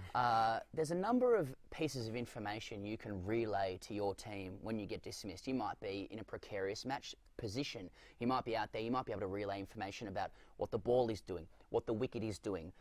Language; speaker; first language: English; native; English